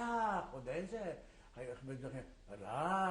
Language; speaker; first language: Hebrew; non-native, fluent; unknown